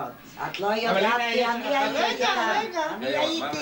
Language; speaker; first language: Hebrew; non-native, fluent; Yiddish